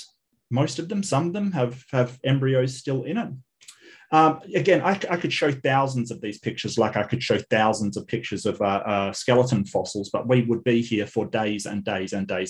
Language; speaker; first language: English; native; English